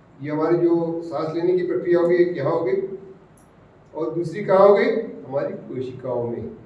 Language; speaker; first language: Hindi; non-native, local second language; Marathi